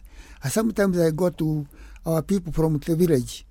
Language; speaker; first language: English; non-native, local second language; Kikuyu